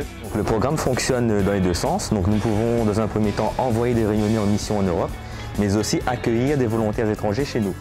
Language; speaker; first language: French; native; French